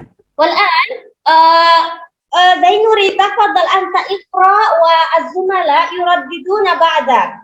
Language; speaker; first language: Arabic; non-native, learner; Indonesian